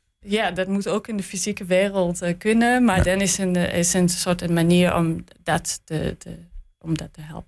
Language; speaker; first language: Dutch; non-native, learner; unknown